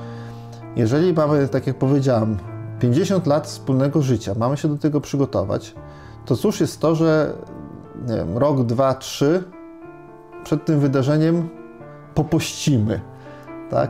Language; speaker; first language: Polish; native; Polish